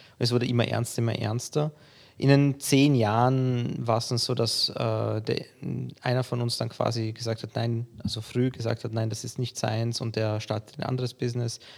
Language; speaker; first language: German; early bilingual, other home language; Polish